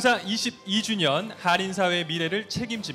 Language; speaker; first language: Korean; native; Korean